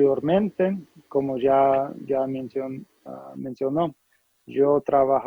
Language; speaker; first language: Spanish; non-native, fluent; English